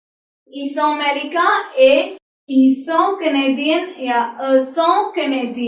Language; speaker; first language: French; non-native, fluent; Hindi